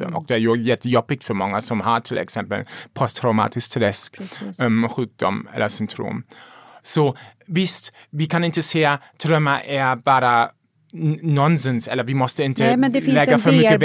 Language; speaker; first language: Swedish; non-native, fluent; German